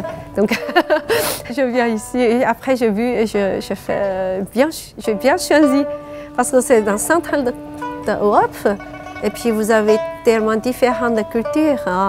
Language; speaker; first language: French; non-native, learner; Chinese